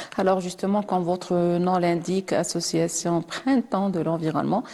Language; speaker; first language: French; non-native, local second language; Arabic